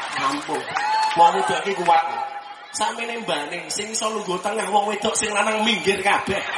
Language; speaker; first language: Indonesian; non-native, local second language; Javanese